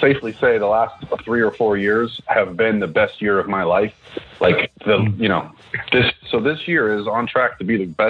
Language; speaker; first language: English; native; English